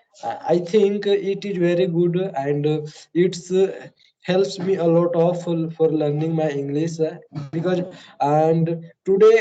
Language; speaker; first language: English; non-native, learner; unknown